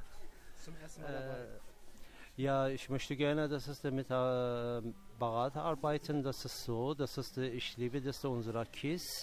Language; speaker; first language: German; non-native, local second language; Turkish